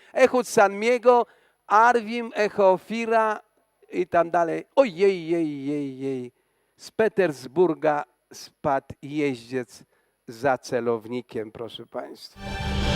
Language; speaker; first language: Polish; native; Polish